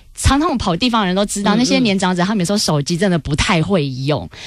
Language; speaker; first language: Chinese; native; Chinese